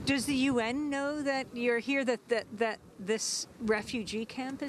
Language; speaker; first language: English; native; English